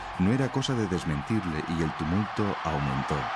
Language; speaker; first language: Spanish; native; Spanish